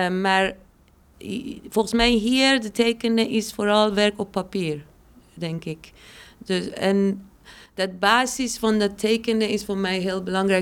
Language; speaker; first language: Dutch; non-native, fluent; Persian